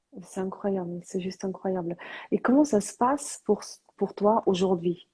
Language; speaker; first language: French; early bilingual, other home language; Korean